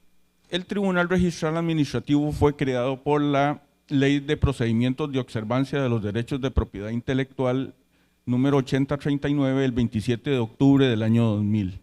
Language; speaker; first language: Spanish; native; Spanish